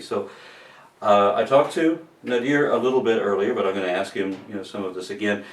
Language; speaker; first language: English; native; English